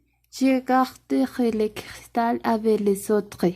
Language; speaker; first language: French; non-native, learner; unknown